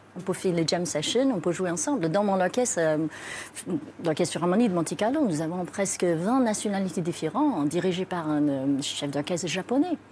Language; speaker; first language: French; non-native, fluent; Chinese